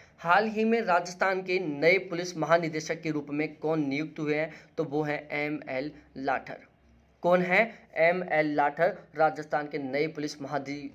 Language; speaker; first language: Hindi; native; Hindi